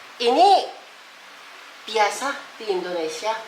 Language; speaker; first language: Indonesian; non-native, learner; Korean